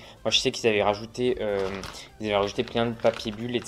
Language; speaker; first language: French; native; French